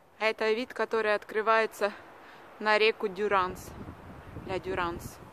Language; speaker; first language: Russian; native; Russian